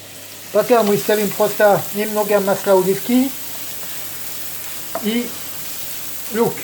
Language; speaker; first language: Russian; non-native, learner; French